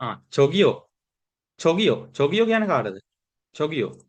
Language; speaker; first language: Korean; non-native, fluent; Sinhala